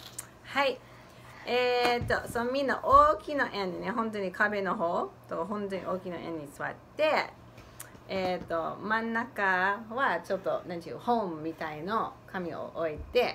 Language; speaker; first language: Japanese; non-native, fluent; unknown